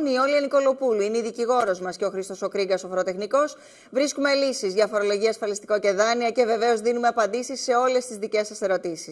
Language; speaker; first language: Greek; native; Greek